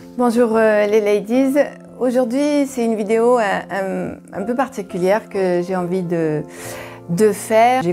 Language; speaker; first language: French; non-native, local second language; Arabic